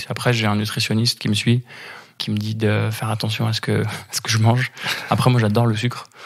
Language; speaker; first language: French; native; French